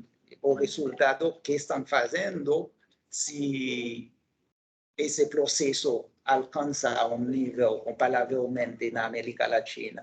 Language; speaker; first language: Portuguese; non-native, local second language; Haitian Creole